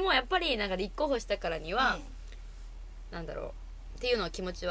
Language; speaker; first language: Japanese; native; Japanese